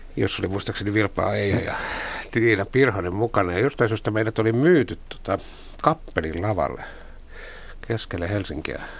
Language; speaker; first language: Finnish; native; Finnish